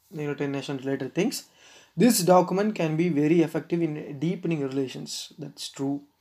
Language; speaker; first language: English; non-native, local second language; Tamil